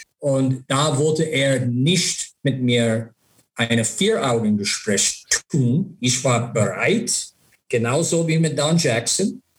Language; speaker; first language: German; non-native, learner; English